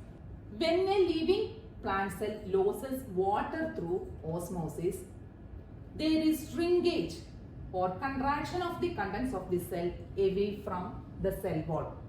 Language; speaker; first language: English; non-native, local second language; Malayalam